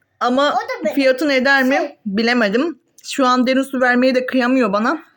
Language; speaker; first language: Turkish; native; Turkish